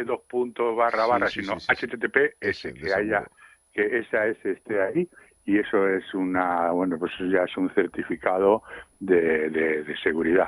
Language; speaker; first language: Spanish; native; Spanish